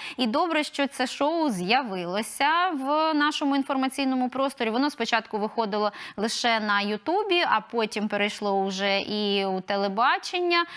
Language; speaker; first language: Ukrainian; native; Ukrainian